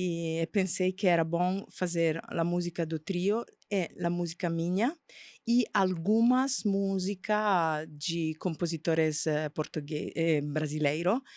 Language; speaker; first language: Portuguese; non-native, fluent; Italian